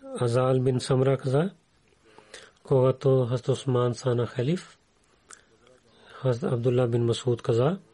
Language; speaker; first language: Bulgarian; non-native, learner; Urdu